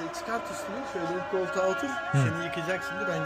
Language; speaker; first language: Turkish; native; Turkish